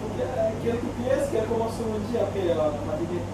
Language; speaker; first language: French; non-native, learner; Bangla